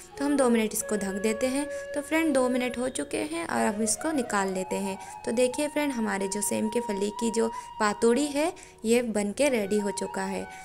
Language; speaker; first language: Hindi; non-native, local second language; Bangla